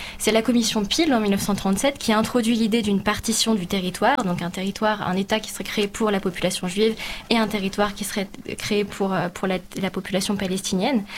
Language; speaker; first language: French; native; French